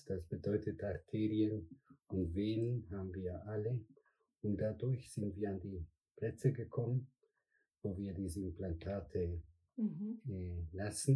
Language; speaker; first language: German; non-native, fluent; Spanish